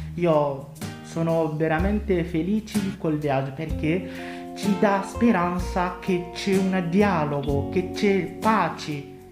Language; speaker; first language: Italian; non-native, fluent; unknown